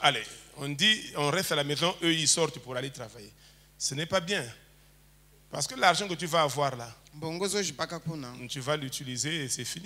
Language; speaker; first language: French; native; French